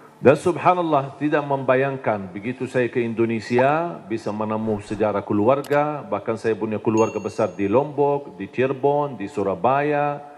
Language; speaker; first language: Indonesian; non-native, fluent; Arabic